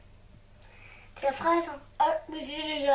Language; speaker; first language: French; native; French